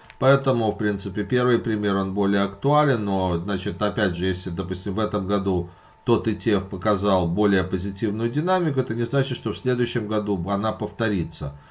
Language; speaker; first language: Russian; native; Russian